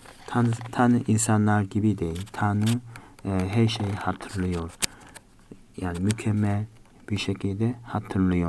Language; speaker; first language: Turkish; non-native, fluent; Korean